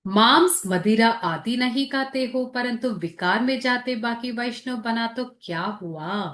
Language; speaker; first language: Hindi; non-native, local second language; Telugu